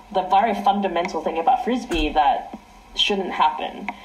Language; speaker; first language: English; early bilingual, other home language; Chinese